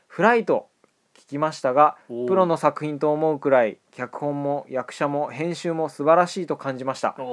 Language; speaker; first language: Japanese; native; Japanese